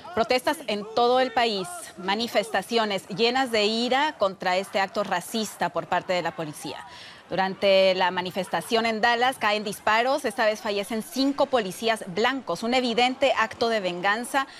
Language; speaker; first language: Spanish; native; Spanish